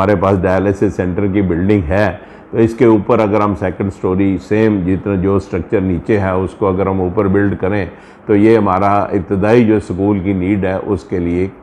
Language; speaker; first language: Hindi; non-native, local second language; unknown